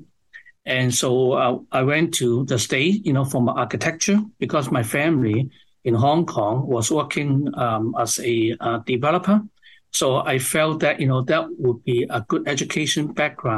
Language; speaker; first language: English; non-native, local second language; Cantonese